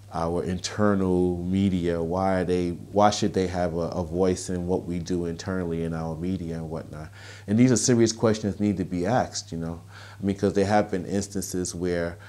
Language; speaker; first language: English; native; English